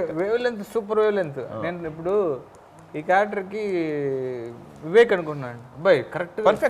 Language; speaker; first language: Telugu; native; Telugu